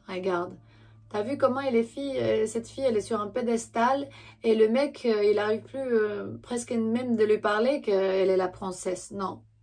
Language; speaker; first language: French; non-native, fluent; Romanian